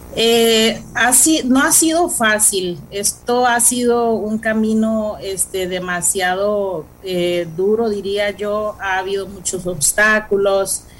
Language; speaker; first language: Spanish; non-native, local second language; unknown